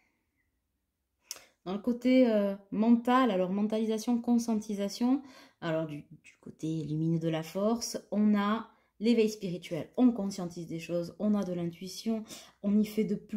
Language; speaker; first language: French; native; French